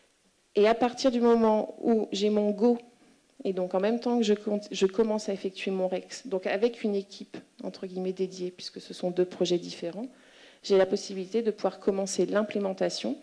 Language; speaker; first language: French; native; French